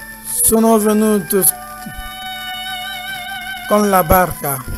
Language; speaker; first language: Italian; non-native, learner; Dyula